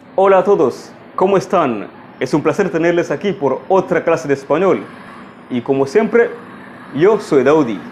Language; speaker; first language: Spanish; non-native, fluent; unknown